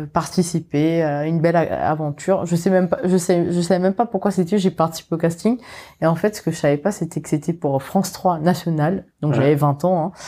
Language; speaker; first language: French; non-native, local second language; Morisyen